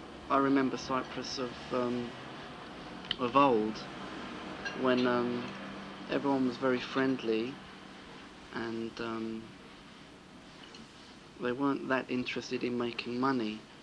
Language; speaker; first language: English; early bilingual, other home language; Greek